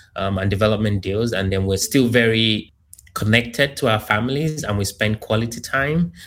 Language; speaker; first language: English; non-native, local second language; Yoruba